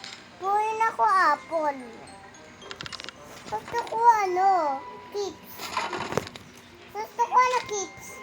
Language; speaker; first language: Filipino; non-native, local second language; Cebuano